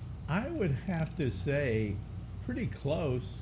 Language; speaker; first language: English; native; English